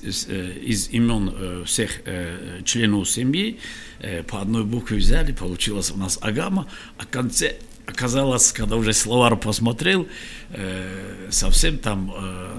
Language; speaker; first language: Russian; non-native, local second language; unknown